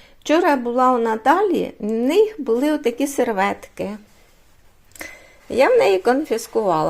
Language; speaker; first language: Ukrainian; native; Ukrainian